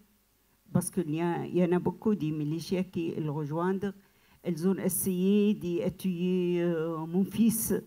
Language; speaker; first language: French; non-native, learner; Arabic